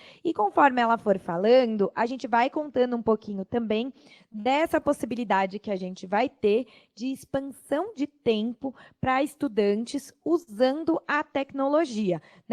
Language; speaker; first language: Portuguese; native; Portuguese